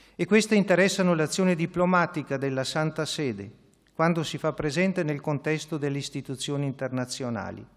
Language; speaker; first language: Italian; native; Italian